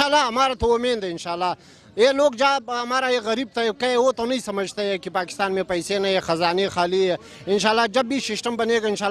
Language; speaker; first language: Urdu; non-native, local second language; Pashto